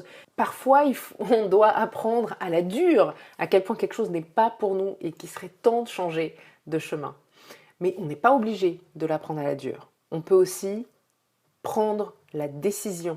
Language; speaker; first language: French; native; French